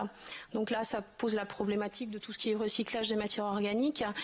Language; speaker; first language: French; native; French